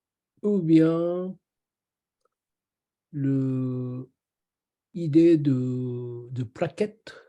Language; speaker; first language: French; non-native, learner; Japanese